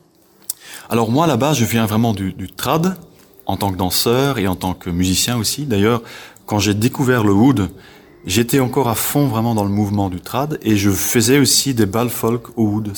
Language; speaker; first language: French; non-native, local second language; Dutch